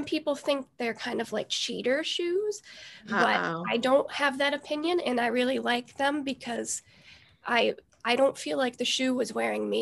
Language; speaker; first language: English; native; English